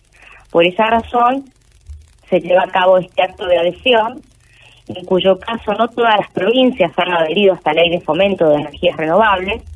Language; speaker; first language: Spanish; native; Spanish